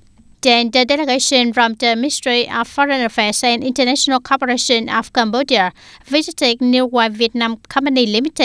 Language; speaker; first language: English; non-native, fluent; Vietnamese